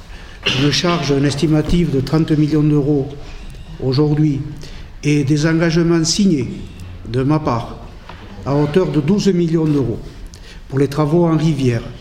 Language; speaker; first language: French; native; French